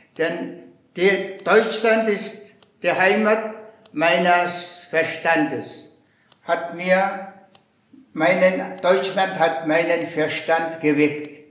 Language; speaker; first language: German; non-native, fluent; Mongolian